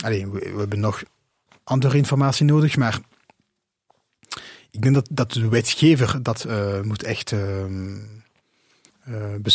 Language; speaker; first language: Dutch; non-native, local second language; French